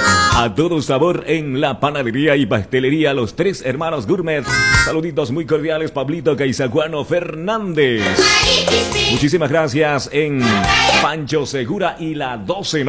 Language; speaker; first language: Spanish; native; Spanish